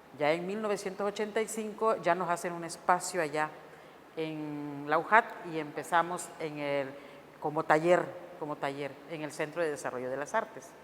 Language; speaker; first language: Spanish; non-native, local second language; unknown